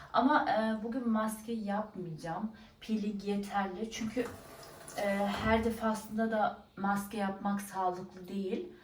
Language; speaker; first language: Turkish; native; Turkish